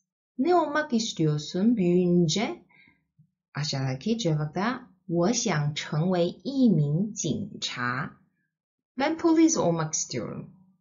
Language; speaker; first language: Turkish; non-native, fluent; Chinese